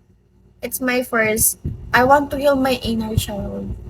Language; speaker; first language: English; non-native, learner; Filipino